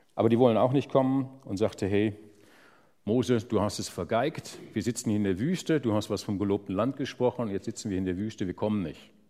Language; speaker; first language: German; native; German